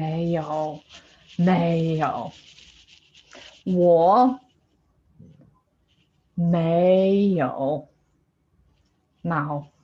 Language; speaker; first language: Chinese; non-native, fluent; English